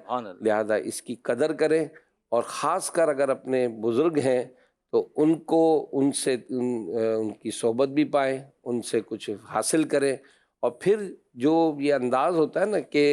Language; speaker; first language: Urdu; native; Urdu